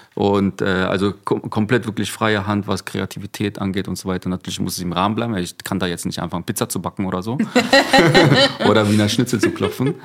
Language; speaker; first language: German; early bilingual, other home language; Korean